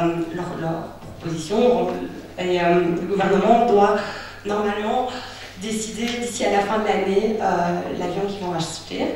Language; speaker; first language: French; native; French